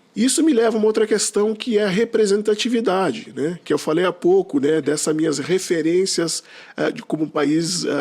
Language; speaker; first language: Portuguese; non-native, local second language; Kabuverdianu